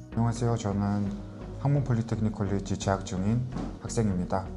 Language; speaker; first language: Korean; non-native, fluent; Mongolian